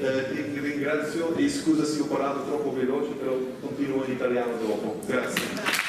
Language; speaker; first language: Italian; non-native, fluent; Dutch